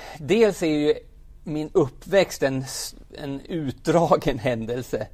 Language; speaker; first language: Swedish; native; Swedish